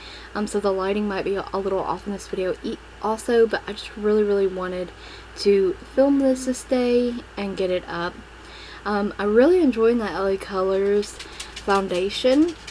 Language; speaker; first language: English; native; English